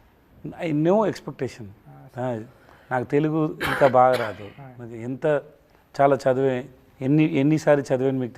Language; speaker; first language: Telugu; non-native, learner; Tamil